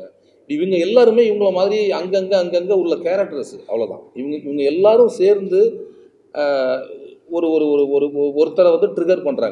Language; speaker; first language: Tamil; native; Tamil